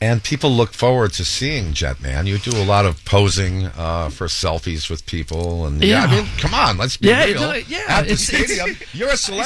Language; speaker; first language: English; native; English